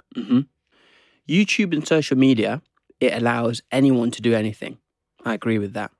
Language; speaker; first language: English; native; English